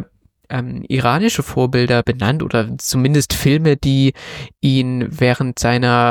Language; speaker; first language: German; native; German